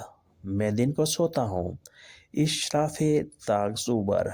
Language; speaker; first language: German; non-native, learner; Urdu